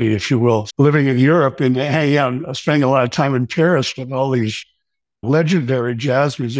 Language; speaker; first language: English; native; English